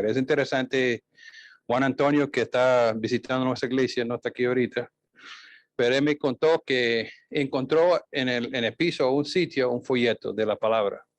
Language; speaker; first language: Spanish; non-native, fluent; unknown